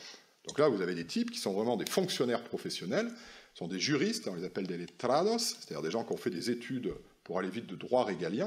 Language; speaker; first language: French; native; French